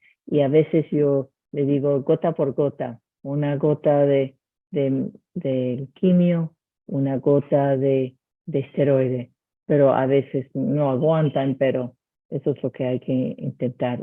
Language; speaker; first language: Spanish; early bilingual, heritage; Spanish